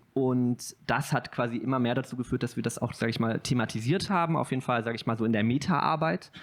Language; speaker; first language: German; native; German